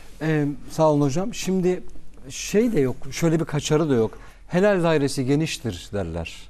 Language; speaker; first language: Turkish; non-native, local second language; Kurdish